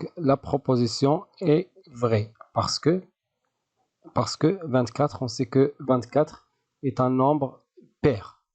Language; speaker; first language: French; non-native, local second language; Arabic